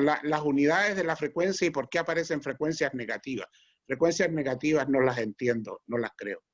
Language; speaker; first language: Spanish; native; Spanish